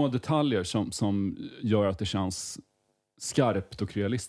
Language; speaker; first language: Swedish; native; Swedish